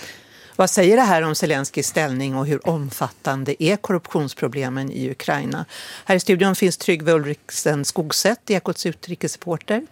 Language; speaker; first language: Swedish; native; Swedish